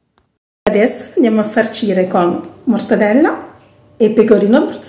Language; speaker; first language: Italian; native; Italian